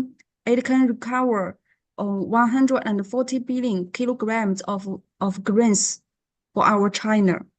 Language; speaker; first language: English; non-native, learner; Chinese